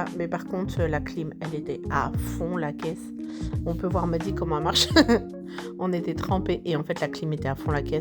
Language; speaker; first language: French; native; French